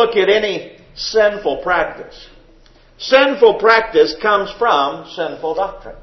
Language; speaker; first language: English; native; English